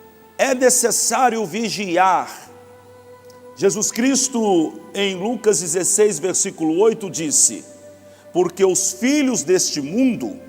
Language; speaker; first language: Portuguese; native; Portuguese